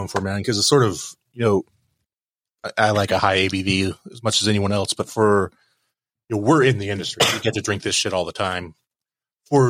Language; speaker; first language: English; native; English